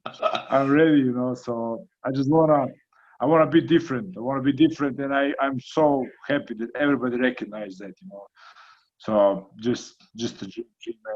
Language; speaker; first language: English; non-native, fluent; Croatian